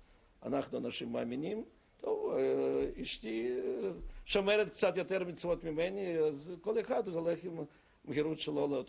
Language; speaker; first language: Hebrew; non-native, fluent; Russian